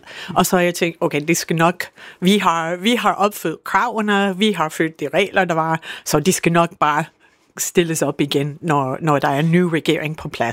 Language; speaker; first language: Danish; non-native, fluent; English